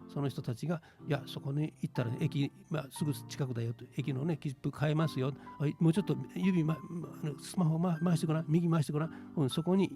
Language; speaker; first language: Japanese; native; Japanese